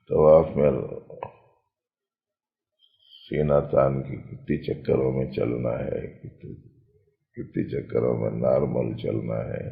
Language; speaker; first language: Urdu; native; Urdu